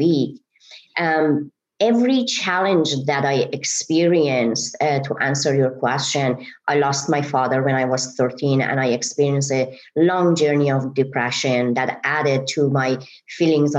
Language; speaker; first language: English; non-native, fluent; Persian